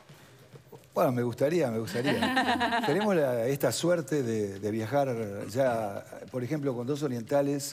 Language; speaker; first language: Spanish; native; Spanish